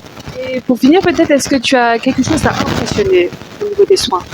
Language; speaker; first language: French; native; French